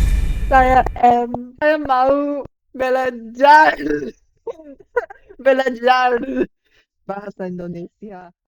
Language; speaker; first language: Indonesian; non-native, learner; English